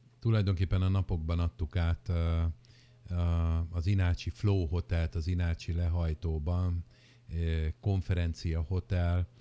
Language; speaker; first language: Hungarian; native; Hungarian